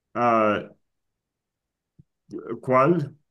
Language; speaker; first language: Spanish; non-native, fluent; English